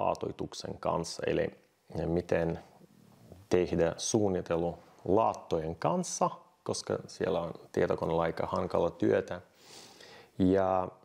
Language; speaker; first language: Finnish; non-native, fluent; Russian